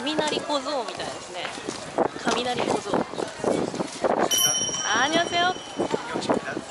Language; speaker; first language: Japanese; native; Japanese